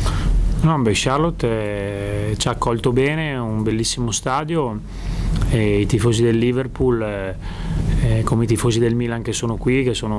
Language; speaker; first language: Italian; native; Italian